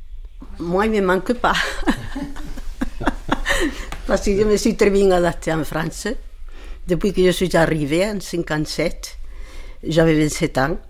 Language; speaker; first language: French; non-native, fluent; Spanish